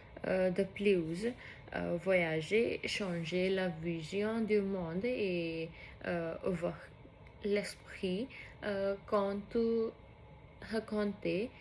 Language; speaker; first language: French; non-native, learner; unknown